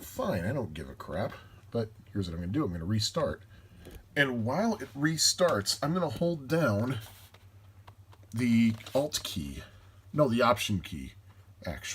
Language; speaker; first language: English; native; English